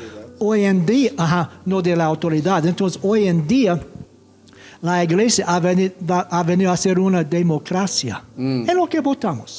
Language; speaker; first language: Spanish; non-native, fluent; English